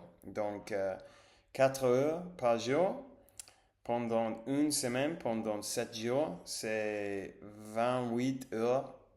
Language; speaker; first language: French; non-native, learner; English